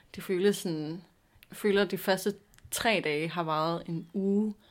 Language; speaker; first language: Danish; native; Danish